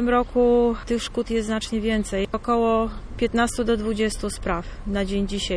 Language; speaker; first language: Polish; native; Polish